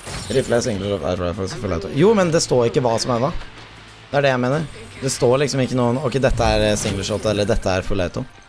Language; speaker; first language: Norwegian; native; Norwegian